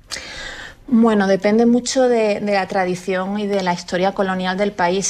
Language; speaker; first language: Spanish; native; Spanish